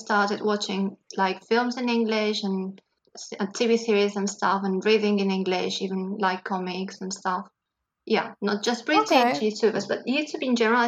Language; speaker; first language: English; non-native, fluent; Catalan